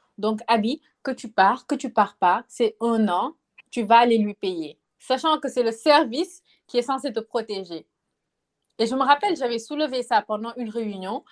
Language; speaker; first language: French; non-native, local second language; Wolof